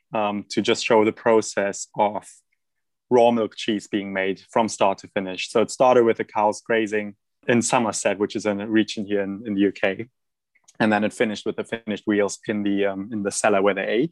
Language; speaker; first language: English; non-native, fluent; German